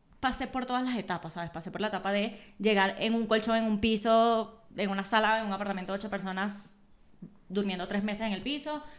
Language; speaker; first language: Spanish; native; Spanish